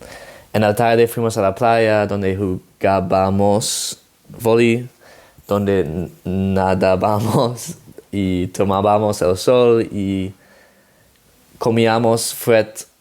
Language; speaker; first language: Spanish; non-native, learner; Dutch